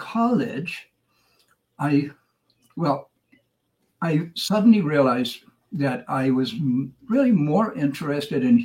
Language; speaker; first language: English; native; English